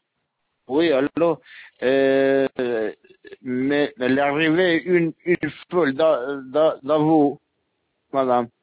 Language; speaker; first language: French; non-native, learner; Albanian